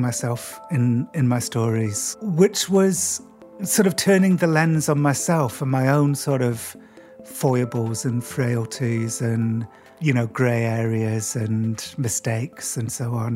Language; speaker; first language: English; native; English